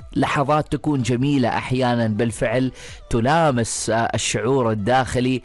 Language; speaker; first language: Arabic; native; Arabic